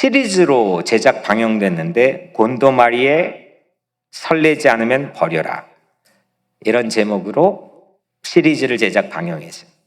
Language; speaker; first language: Korean; native; Korean